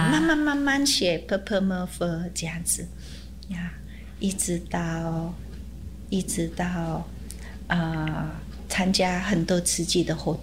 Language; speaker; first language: Chinese; non-native, fluent; Indonesian